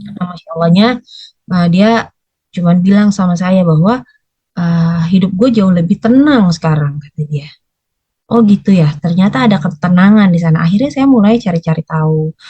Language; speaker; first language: Indonesian; native; Indonesian